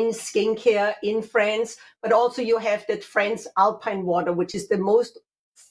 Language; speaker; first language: English; non-native, fluent; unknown